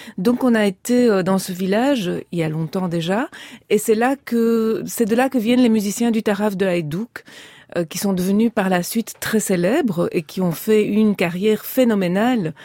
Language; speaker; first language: French; early bilingual, other home language; Romanian